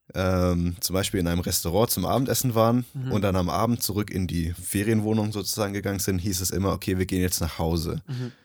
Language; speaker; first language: German; early bilingual, other home language; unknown